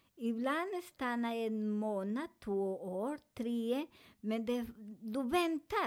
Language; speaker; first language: Swedish; non-native, learner; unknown